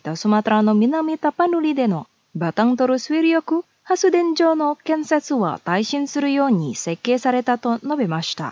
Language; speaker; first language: Japanese; non-native, fluent; Indonesian